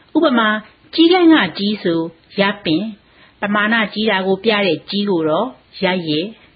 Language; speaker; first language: Burmese; native; Burmese